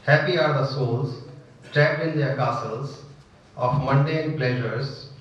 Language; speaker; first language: English; non-native, local second language; Hindi